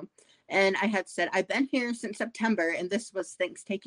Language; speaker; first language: English; native; English